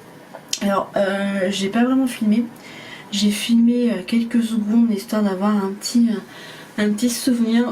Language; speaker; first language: French; native; French